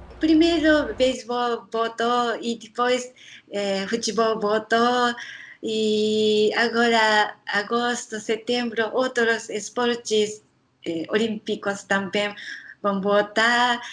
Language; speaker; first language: Portuguese; non-native, learner; Japanese